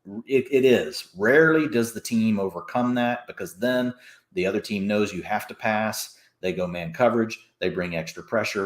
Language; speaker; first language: English; native; English